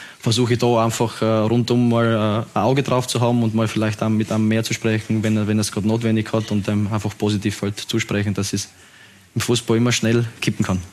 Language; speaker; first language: German; native; German